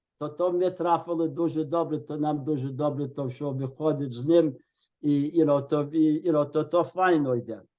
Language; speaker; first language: Ukrainian; early bilingual, heritage; Ukrainian